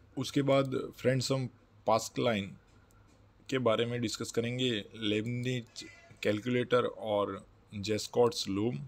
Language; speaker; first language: Hindi; non-native, local second language; Gujarati